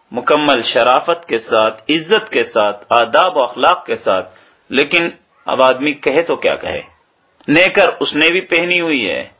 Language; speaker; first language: Urdu; native; Urdu